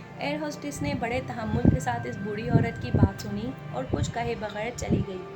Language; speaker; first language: Urdu; non-native, local second language; Punjabi